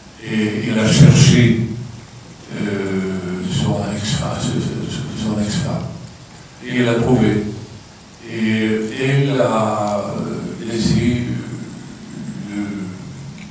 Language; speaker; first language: French; non-native, fluent; Swedish